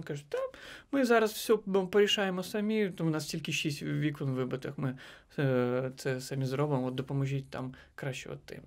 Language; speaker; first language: Ukrainian; non-native, local second language; Crimean Tatar